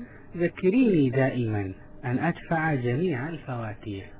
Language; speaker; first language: Arabic; non-native, fluent; Malay